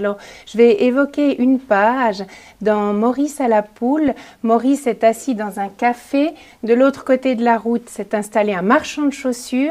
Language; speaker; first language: French; native; French